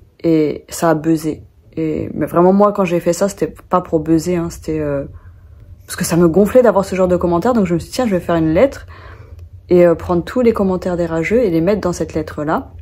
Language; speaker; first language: French; native; French